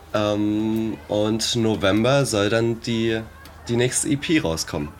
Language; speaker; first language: German; native; German